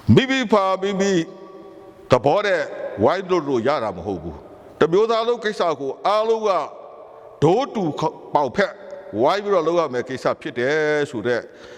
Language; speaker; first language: Burmese; non-native, local second language; S'gaw Karen